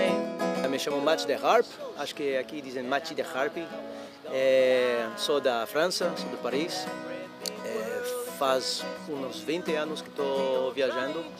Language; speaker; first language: Portuguese; non-native, learner; French